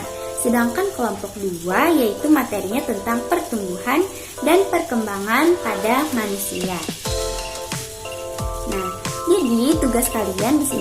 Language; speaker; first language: Indonesian; non-native, local second language; Banjar